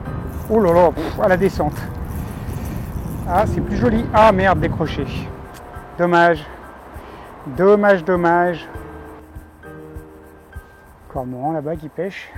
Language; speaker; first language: French; native; French